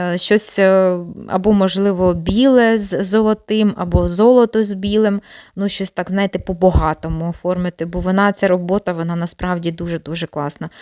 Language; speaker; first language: Ukrainian; non-native, local second language; Russian